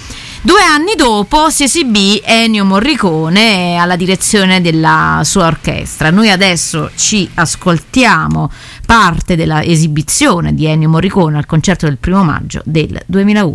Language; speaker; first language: Italian; native; Italian